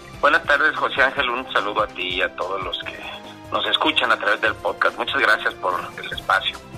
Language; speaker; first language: Spanish; native; Spanish